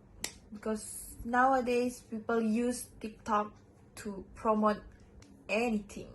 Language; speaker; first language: English; non-native, local second language; Malay